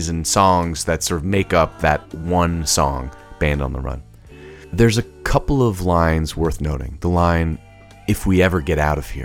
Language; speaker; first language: English; native; English